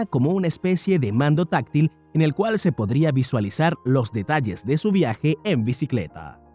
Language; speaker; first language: Spanish; native; Spanish